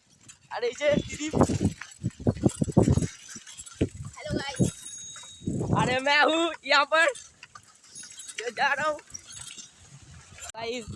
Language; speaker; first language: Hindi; non-native, local second language; Bangla